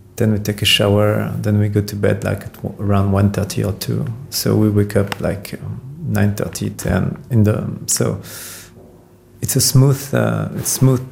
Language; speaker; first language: English; non-native, fluent; French